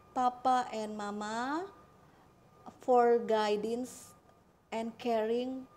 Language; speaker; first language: English; non-native, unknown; Indonesian